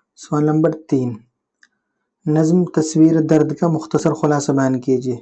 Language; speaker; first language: Urdu; native; Urdu